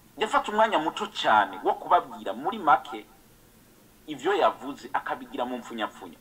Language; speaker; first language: Rundi; early bilingual, heritage; Rundi